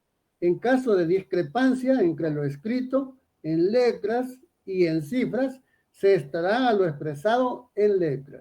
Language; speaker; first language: Spanish; native; Spanish